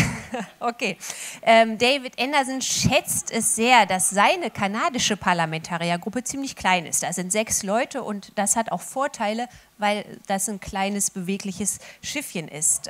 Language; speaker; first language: German; native; German